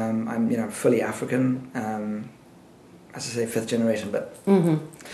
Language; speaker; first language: English; native; English